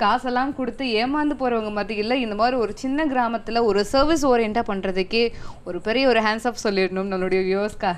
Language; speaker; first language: Tamil; native; Tamil